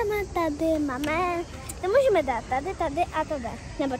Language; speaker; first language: Czech; early bilingual, other home language; Russian